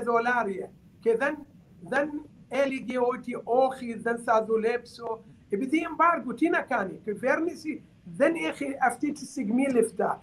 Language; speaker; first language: Greek; non-native, learner; Arabic